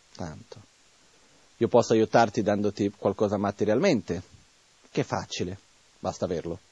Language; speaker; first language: Italian; non-native, fluent; Portuguese